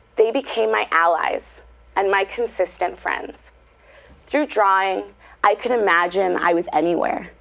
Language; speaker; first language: English; native; English